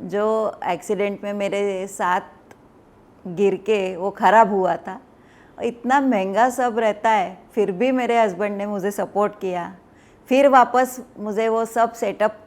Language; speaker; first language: Hindi; non-native, local second language; Marathi